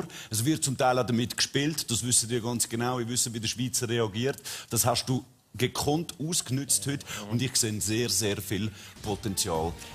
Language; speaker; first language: German; native; German